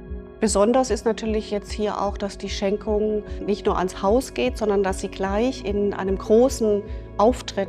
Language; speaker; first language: German; native; German